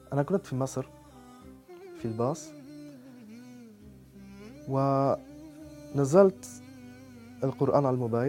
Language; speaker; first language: Arabic; non-native, fluent; French